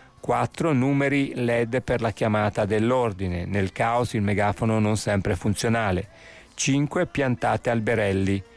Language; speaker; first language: Italian; native; Italian